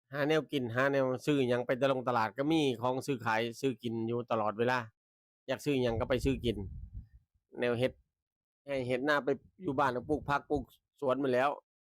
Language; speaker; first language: Thai; native; Thai